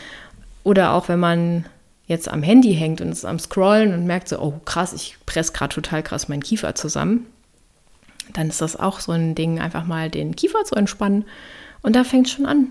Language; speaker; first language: German; native; German